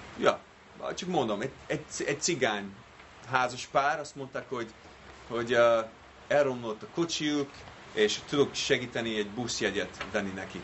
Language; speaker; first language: Hungarian; non-native, fluent; English